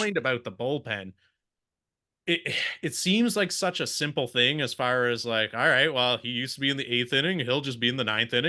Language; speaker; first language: English; native; English